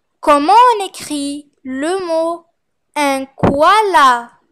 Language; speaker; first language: French; non-native, fluent; Arabic